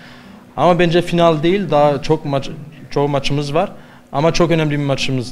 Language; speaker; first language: Turkish; early bilingual, heritage; Turkish